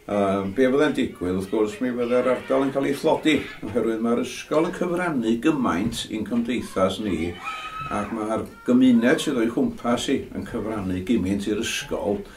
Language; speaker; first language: Welsh; native; Welsh